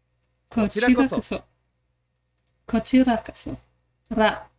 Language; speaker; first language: Japanese; non-native, learner; English